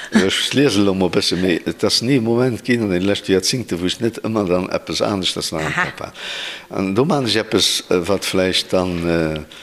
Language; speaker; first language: Luxembourgish; native; Luxembourgish